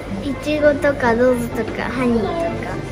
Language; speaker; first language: Japanese; early bilingual, heritage; Japanese